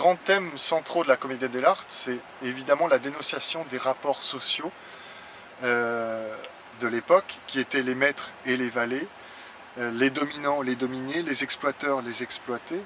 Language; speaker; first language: French; native; French